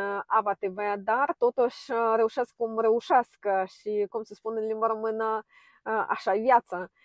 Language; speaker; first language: Romanian; non-native, fluent; Ukrainian